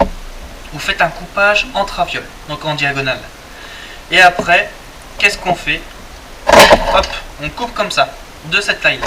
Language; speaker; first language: French; native; French